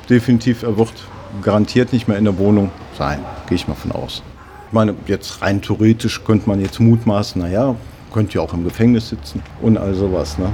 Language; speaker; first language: German; native; German